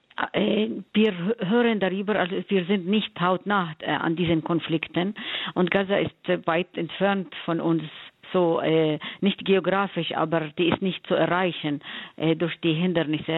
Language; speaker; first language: German; non-native, fluent; Arabic